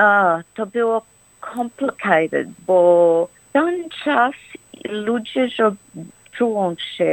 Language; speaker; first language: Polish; early bilingual, heritage; Polish